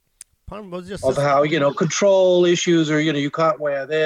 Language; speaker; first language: English; native; English